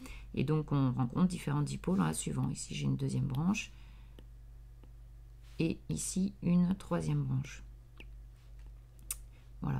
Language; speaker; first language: French; native; French